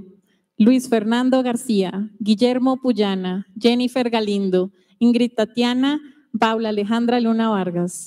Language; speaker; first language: Spanish; native; Spanish